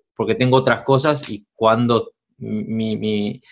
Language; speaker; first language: Spanish; native; Spanish